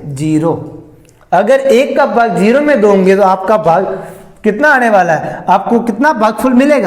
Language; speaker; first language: Hindi; native; Hindi